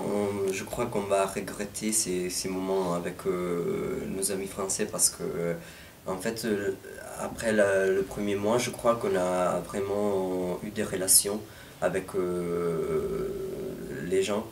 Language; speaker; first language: French; non-native, fluent; Italian